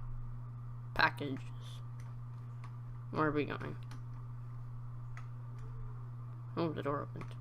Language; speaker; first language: English; native; English